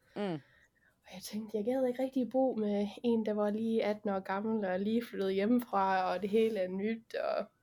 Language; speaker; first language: Danish; early bilingual, heritage; Danish